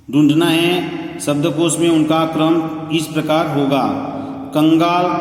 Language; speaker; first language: Hindi; non-native, local second language; Gujarati